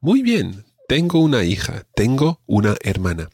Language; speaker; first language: Spanish; non-native, fluent; English